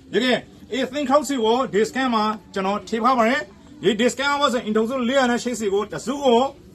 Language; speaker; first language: Burmese; native; Burmese